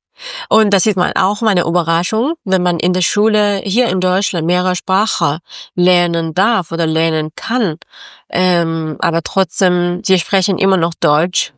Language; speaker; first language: German; non-native, learner; Persian